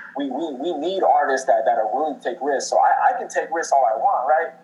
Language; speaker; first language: English; native; English